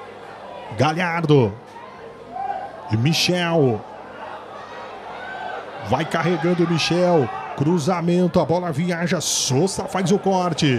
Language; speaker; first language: Portuguese; native; Portuguese